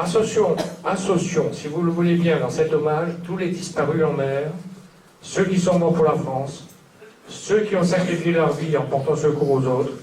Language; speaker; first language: French; native; French